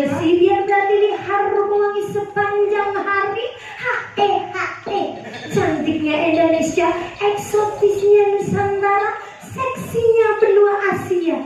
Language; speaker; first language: Indonesian; non-native, local second language; Javanese